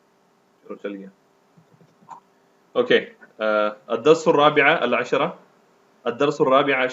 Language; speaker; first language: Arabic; non-native, fluent; Urdu